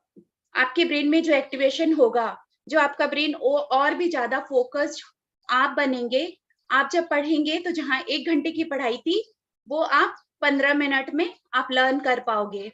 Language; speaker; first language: Hindi; native; Hindi